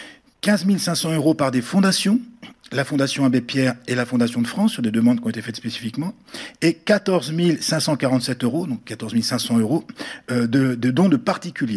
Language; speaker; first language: French; native; French